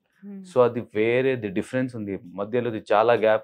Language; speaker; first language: Telugu; non-native, learner; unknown